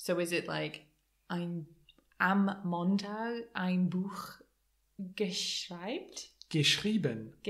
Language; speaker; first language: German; non-native, learner; English